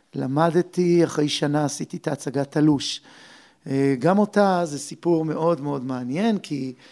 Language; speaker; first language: Hebrew; native; Hebrew